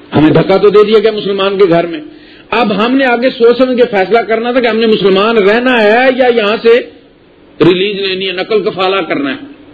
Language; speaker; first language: Urdu; non-native, local second language; Punjabi